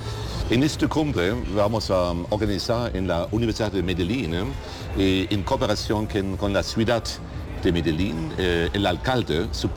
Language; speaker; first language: Spanish; non-native, learner; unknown